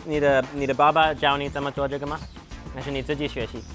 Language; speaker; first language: Chinese; non-native, learner; English